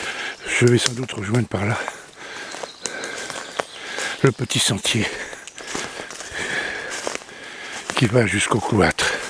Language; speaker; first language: French; native; French